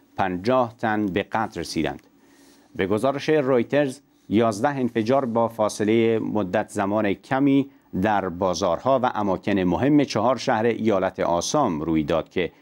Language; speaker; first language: Persian; non-native, local second language; Central Kurdish